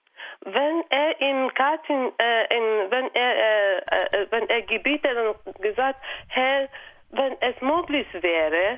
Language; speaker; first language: German; non-native, fluent; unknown